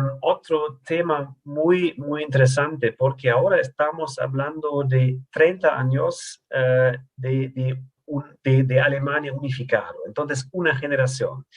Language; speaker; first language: Spanish; non-native, fluent; German